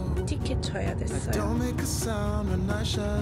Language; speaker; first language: Korean; non-native, fluent; French